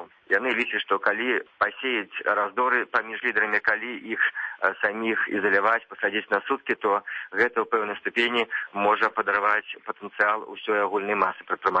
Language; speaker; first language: Belarusian; native; Belarusian